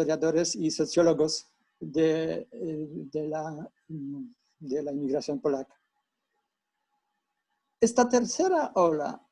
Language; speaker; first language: Spanish; non-native, fluent; Polish